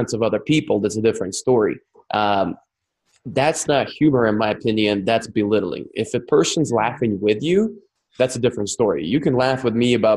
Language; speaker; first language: English; non-native, fluent; Russian